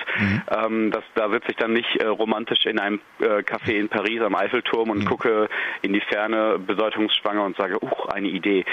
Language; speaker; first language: German; native; German